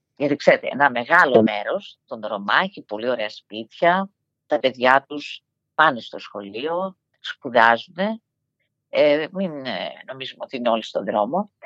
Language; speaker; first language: Greek; early bilingual, heritage; Greek